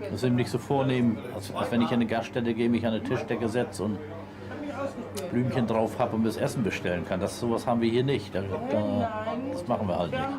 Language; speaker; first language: German; native; German